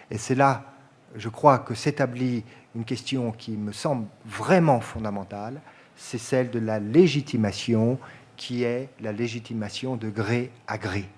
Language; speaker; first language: French; native; French